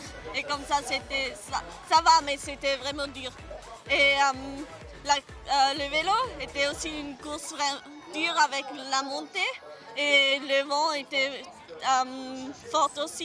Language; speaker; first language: French; non-native, fluent; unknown